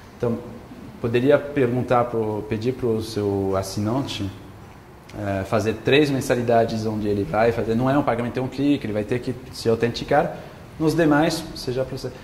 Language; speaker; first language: Portuguese; non-native, fluent; French